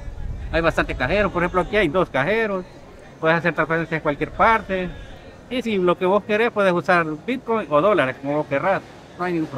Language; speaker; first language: Spanish; native; Spanish